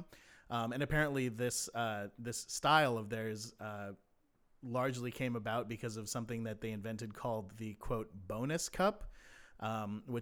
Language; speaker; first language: English; native; English